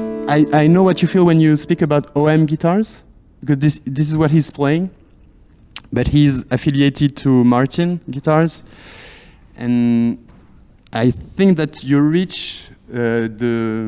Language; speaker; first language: English; non-native, fluent; French